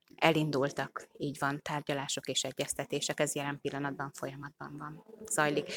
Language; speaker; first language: Hungarian; native; Hungarian